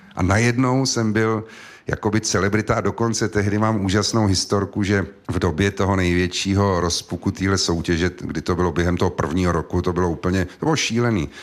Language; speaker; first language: Czech; native; Czech